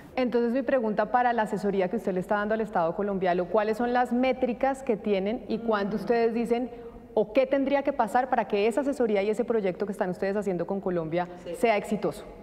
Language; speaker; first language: Spanish; native; Spanish